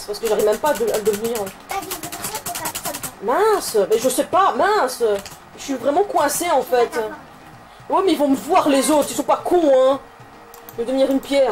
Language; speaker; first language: French; native; French